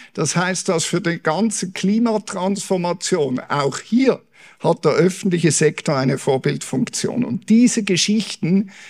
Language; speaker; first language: German; native; German